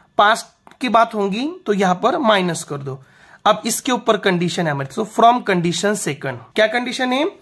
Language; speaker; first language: Hindi; non-native, local second language; Marathi